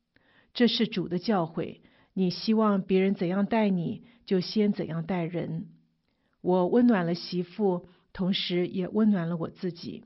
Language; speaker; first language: Chinese; native; Chinese